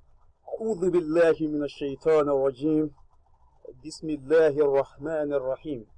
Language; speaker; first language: Arabic; non-native, fluent; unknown